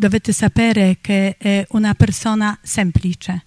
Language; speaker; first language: Italian; non-native, fluent; Polish